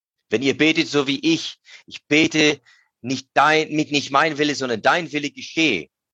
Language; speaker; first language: German; native; German